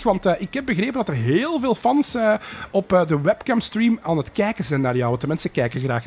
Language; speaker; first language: Dutch; native; Dutch